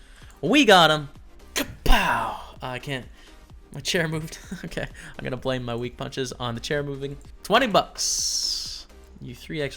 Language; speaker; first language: English; native; English